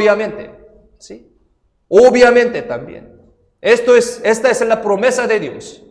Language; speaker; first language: Spanish; non-native, fluent; Korean